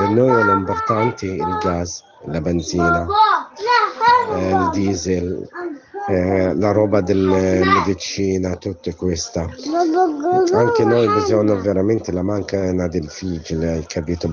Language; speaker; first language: Italian; non-native, learner; Arabic